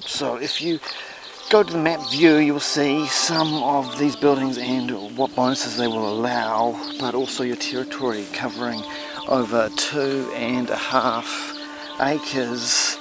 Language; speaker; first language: English; native; English